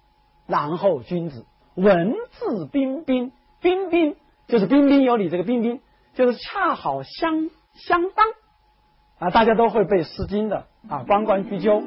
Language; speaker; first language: Chinese; native; Chinese